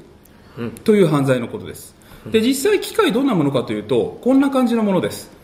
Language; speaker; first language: Japanese; native; Japanese